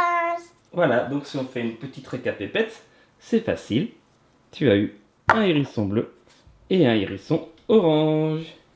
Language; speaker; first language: French; native; French